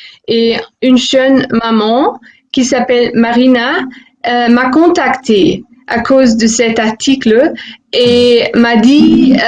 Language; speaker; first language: French; non-native, fluent; German